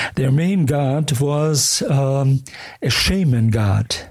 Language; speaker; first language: English; early bilingual, other home language; German